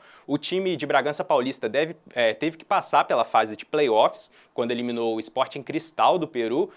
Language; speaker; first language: Portuguese; native; Portuguese